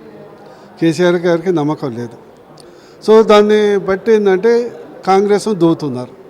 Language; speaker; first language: Telugu; native; Telugu